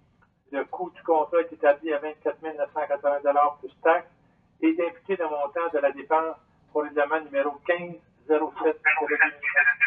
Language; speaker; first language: French; native; French